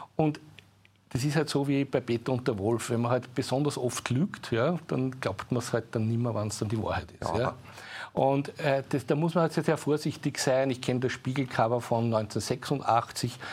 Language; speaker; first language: German; native; German